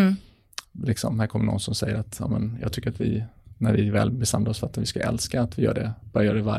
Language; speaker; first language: Swedish; native; Swedish